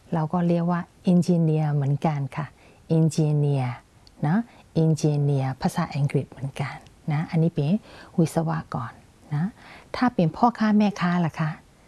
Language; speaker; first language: Thai; non-native, fluent; Burmese